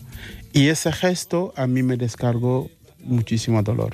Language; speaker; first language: Spanish; non-native, fluent; Mandingo